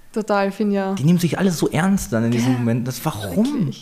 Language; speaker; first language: German; native; German